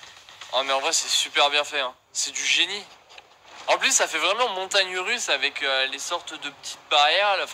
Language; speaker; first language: French; native; French